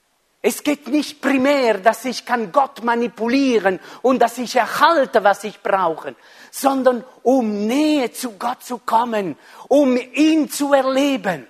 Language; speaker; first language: German; non-native, fluent; Italian